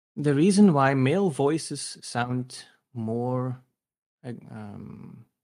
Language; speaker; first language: English; non-native, fluent; Dutch